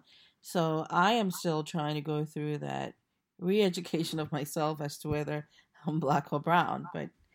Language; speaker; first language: English; non-native, local second language; Akan